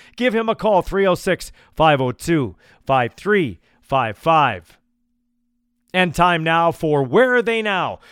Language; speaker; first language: English; native; English